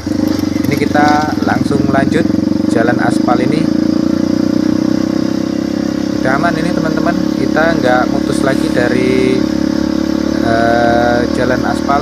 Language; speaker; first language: Indonesian; native; Indonesian